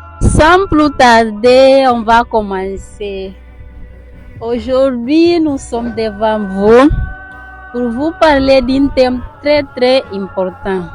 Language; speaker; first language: French; non-native, learner; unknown